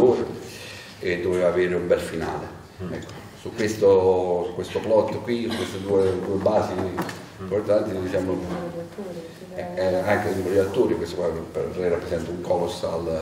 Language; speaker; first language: Italian; native; Italian